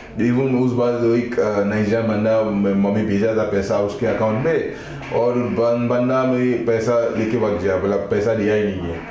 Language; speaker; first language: Hindi; non-native, fluent; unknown